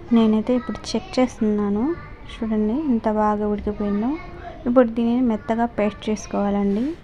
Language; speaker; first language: Telugu; non-native, local second language; Urdu